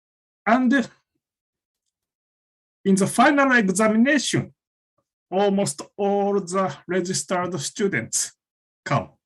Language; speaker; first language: English; non-native, fluent; Japanese